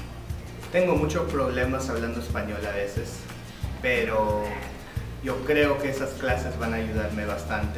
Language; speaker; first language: Spanish; early bilingual, heritage; English